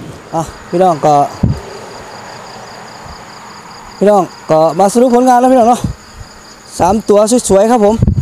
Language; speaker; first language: Thai; non-native, local second language; Northeastern Thai